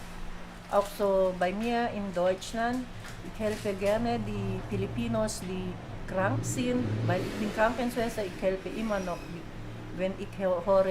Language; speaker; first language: German; non-native, fluent; Filipino